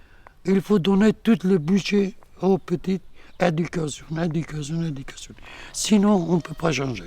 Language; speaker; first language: French; non-native, learner; Kurdish